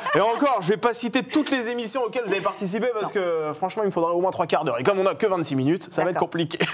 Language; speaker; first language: French; native; French